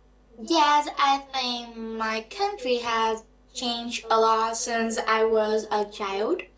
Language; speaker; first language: English; non-native, learner; Vietnamese